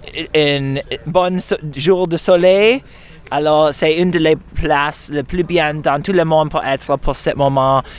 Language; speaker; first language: French; non-native, local second language; English